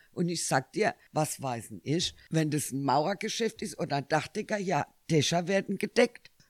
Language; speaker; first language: German; native; German